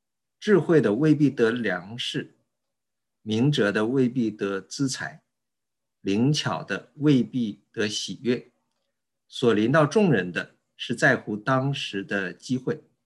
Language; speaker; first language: Chinese; native; Chinese